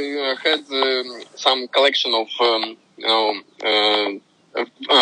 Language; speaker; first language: English; non-native, fluent; Russian